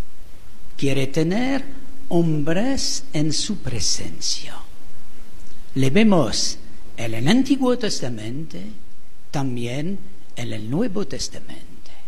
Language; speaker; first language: Spanish; non-native, fluent; French